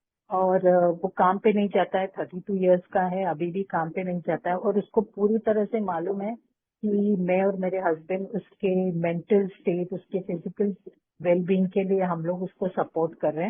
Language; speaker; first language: Hindi; non-native, local second language; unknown